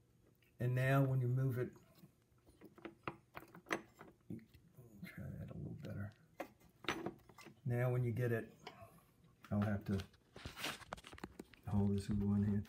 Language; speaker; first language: English; native; English